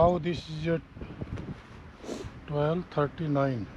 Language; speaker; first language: English; non-native, learner; Hindi